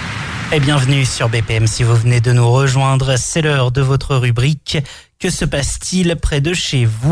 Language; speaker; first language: French; native; French